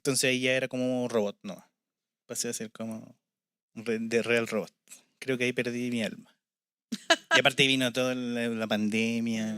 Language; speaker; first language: Spanish; native; Spanish